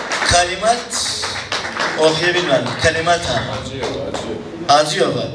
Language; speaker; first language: Turkish; native; Turkish